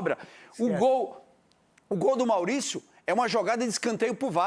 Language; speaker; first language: Portuguese; native; Portuguese